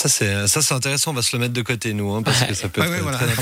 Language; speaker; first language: French; native; French